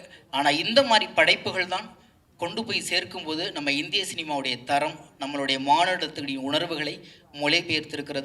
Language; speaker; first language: Tamil; native; Tamil